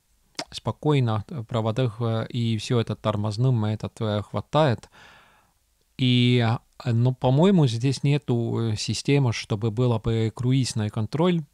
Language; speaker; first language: Russian; non-native, local second language; Estonian